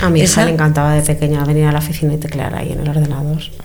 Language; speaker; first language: Spanish; native; Spanish